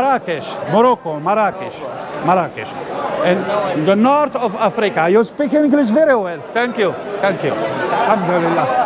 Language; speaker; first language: English; non-native, learner; Arabic